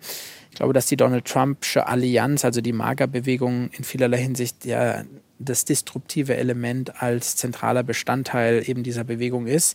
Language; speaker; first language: German; native; German